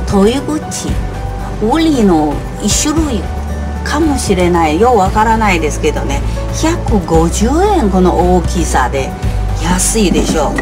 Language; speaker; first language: Japanese; non-native, learner; Chinese